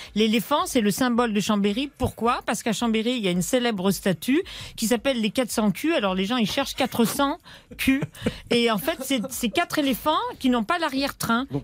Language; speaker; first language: French; native; French